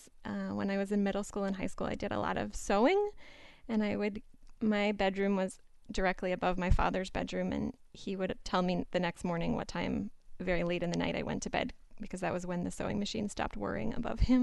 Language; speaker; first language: English; native; English